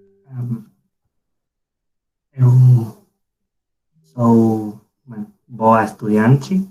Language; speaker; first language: Portuguese; non-native, learner; Spanish